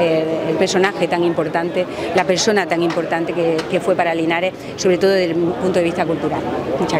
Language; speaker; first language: Spanish; native; Spanish